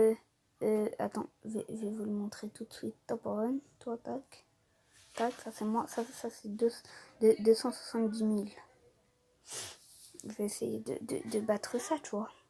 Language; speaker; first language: French; native; French